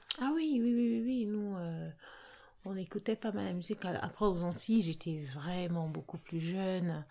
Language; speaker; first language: French; native; French